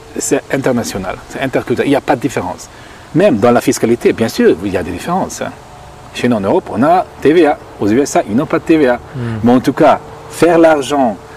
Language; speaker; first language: French; non-native, fluent; Hungarian